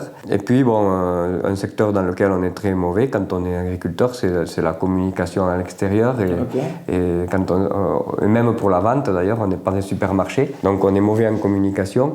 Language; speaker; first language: French; native; French